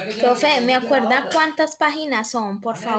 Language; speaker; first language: Spanish; native; Spanish